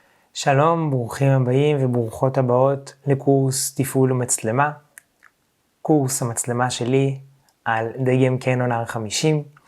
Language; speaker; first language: Hebrew; native; Hebrew